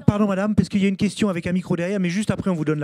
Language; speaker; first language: French; native; French